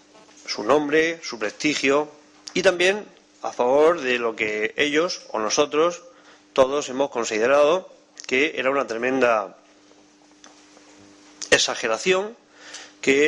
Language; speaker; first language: Spanish; native; Spanish